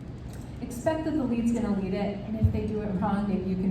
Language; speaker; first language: English; native; English